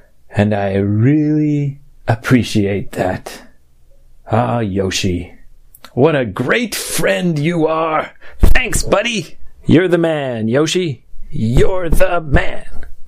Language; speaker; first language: English; native; English